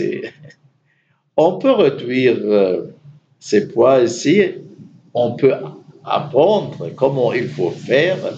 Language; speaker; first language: French; non-native, fluent; German